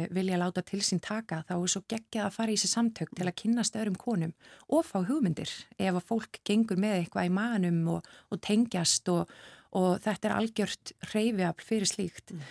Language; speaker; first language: Icelandic; native; Icelandic